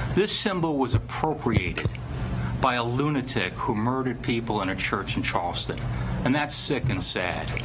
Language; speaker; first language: English; native; English